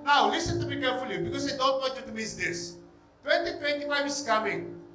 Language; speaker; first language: English; non-native, local second language; Filipino